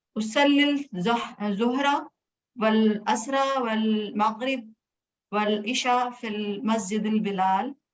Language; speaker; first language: Arabic; non-native, learner; Urdu